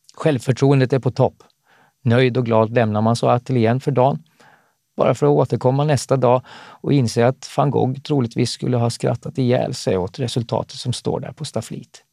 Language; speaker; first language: Swedish; native; Swedish